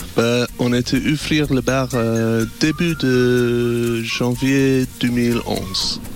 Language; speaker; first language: French; non-native, learner; English